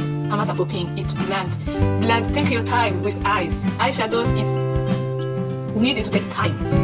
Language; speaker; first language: English; non-native, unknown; Rundi